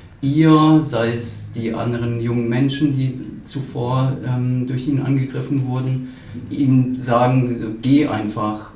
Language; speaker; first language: German; native; German